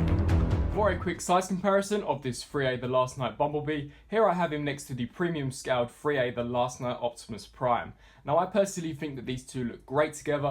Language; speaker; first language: English; native; English